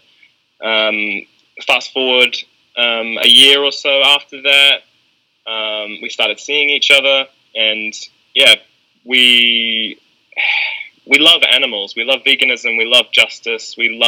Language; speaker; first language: English; native; English